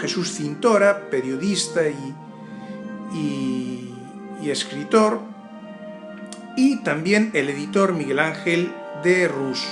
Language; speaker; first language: Spanish; native; Spanish